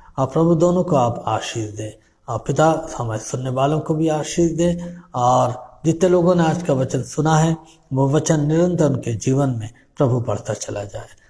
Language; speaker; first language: Hindi; native; Hindi